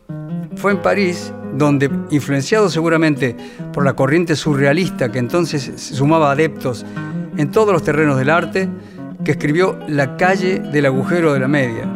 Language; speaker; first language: Spanish; native; Spanish